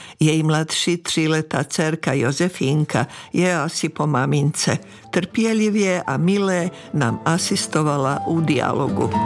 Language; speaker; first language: Czech; non-native, fluent; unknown